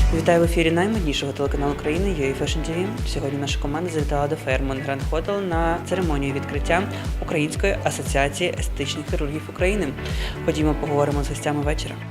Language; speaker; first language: Ukrainian; native; Ukrainian